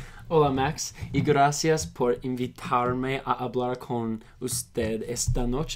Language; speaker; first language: Spanish; non-native, learner; English